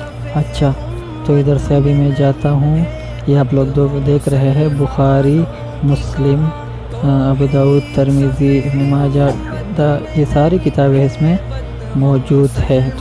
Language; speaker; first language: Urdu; non-native, local second language; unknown